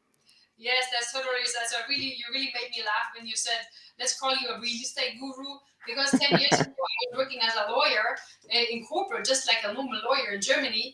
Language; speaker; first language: English; non-native, fluent; German